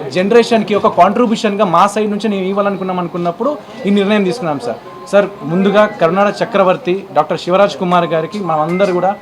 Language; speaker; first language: Telugu; native; Telugu